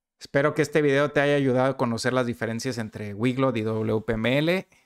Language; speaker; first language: Spanish; native; Spanish